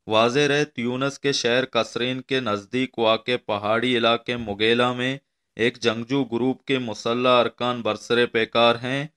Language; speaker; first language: Urdu; non-native, local second language; Baluchi